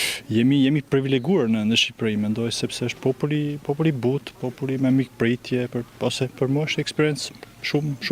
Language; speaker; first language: Albanian; non-native, learner; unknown